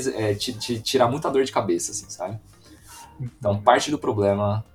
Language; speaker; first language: Portuguese; native; Portuguese